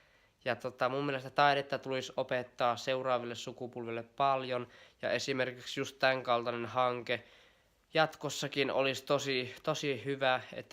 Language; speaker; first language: Finnish; native; Finnish